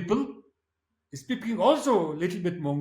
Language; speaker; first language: English; non-native, learner; Mongolian